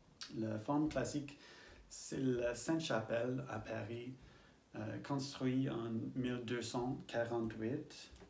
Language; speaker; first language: French; non-native, learner; English